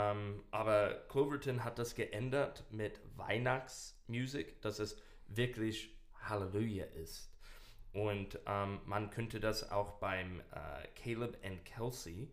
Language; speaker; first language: German; non-native, learner; English